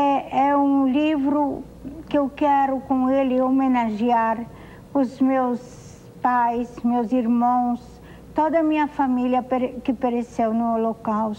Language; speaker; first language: Portuguese; non-native, fluent; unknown